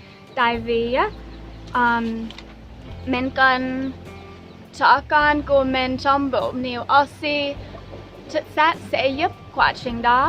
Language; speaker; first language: Vietnamese; non-native, fluent; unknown